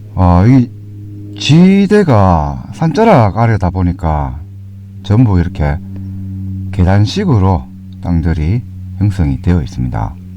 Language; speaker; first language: Korean; native; Korean